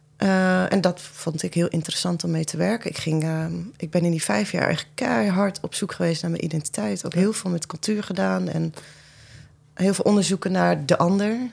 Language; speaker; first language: Dutch; early bilingual, other home language; Persian